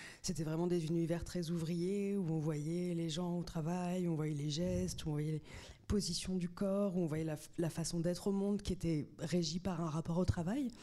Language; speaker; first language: French; native; French